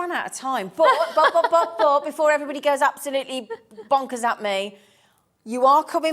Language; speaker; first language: English; native; English